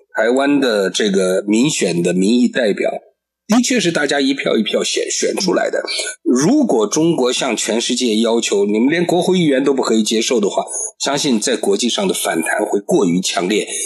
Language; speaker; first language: Chinese; native; Chinese